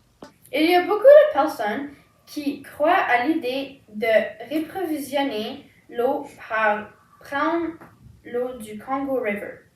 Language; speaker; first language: French; non-native, learner; English